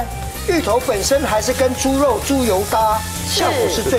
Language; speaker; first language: Chinese; non-native, local second language; Min Nan Chinese